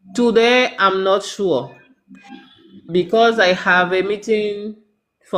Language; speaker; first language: English; non-native, learner; French